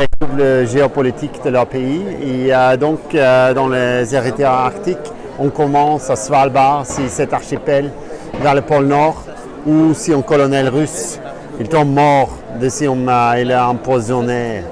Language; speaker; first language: French; non-native, fluent; Norwegian